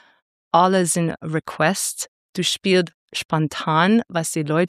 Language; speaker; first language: German; non-native, fluent; English